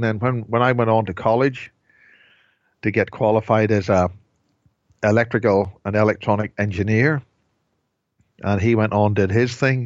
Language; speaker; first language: English; native; English